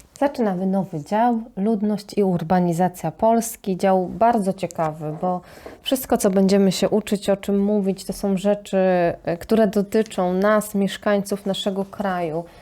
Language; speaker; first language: Polish; native; Polish